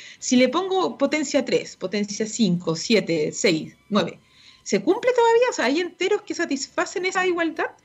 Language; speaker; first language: Spanish; native; Spanish